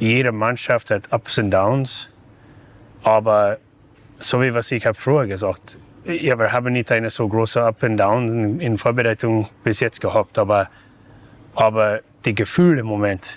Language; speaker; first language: German; non-native, learner; English